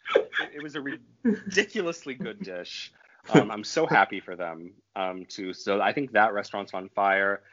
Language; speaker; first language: English; native; English